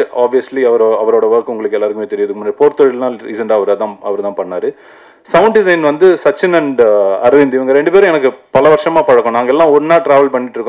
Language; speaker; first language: Tamil; native; Tamil